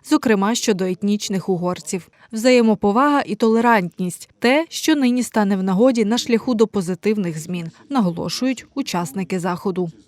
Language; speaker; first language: Ukrainian; native; Ukrainian